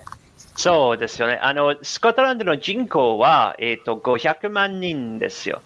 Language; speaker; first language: Japanese; non-native, learner; English